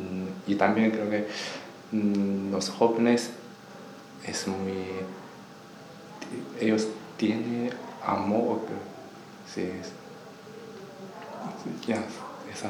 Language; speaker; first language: Spanish; non-native, learner; Chinese